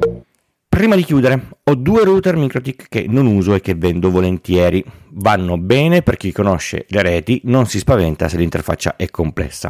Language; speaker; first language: Italian; native; Italian